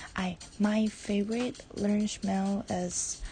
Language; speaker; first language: English; non-native, learner; Chinese